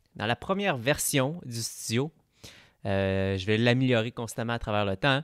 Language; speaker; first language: French; native; French